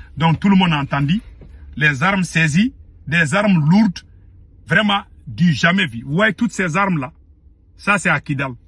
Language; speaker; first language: French; non-native, local second language; Bambara